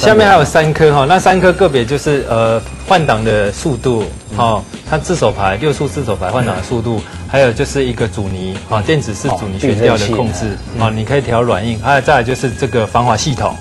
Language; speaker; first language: Chinese; native; Chinese